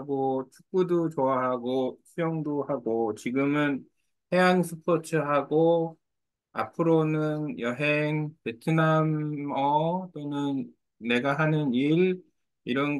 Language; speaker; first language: Korean; native; Korean